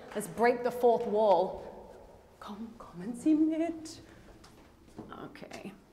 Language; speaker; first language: German; non-native, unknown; English